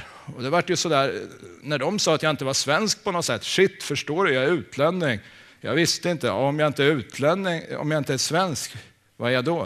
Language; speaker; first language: Swedish; native; Swedish